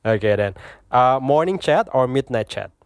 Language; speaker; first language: English; non-native, fluent; Indonesian